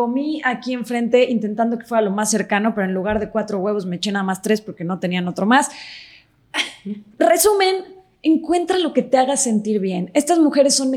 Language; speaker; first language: Spanish; native; Spanish